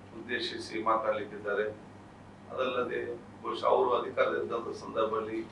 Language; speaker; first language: Kannada; non-native, local second language; Badaga